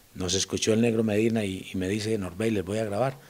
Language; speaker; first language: Spanish; native; Spanish